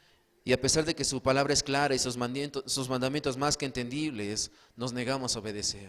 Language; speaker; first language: Spanish; native; Spanish